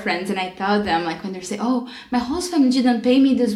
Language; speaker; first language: English; non-native, fluent; Portuguese